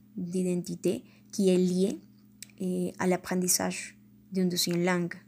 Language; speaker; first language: French; non-native, fluent; Spanish